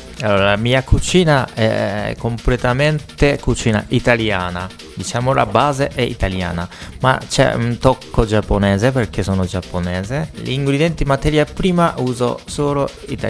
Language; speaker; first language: Italian; non-native, fluent; Japanese